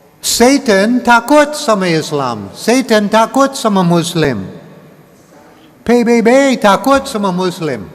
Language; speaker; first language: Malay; non-native, learner; English